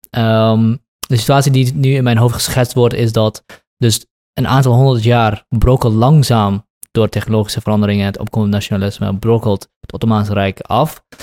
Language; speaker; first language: Dutch; early bilingual, other home language; Kurdish